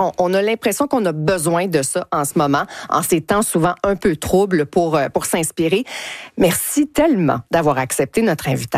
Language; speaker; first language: French; native; French